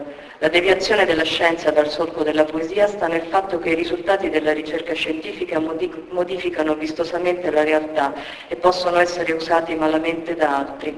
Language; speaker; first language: Italian; native; Italian